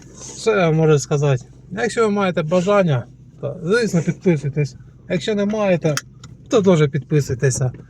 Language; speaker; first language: Ukrainian; non-native, local second language; Russian